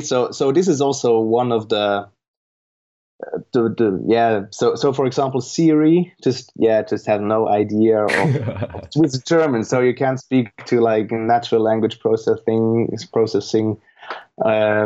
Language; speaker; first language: English; non-native, fluent; German